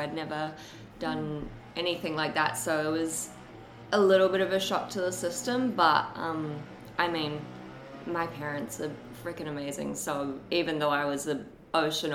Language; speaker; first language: English; native; English